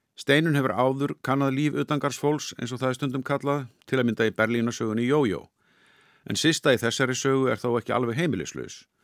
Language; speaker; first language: Icelandic; native; Icelandic